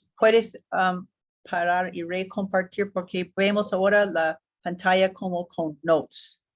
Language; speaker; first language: Spanish; non-native, learner; English